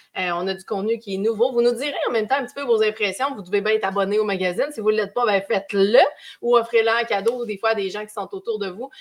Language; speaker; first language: French; native; French